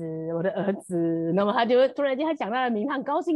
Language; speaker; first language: Chinese; native; Chinese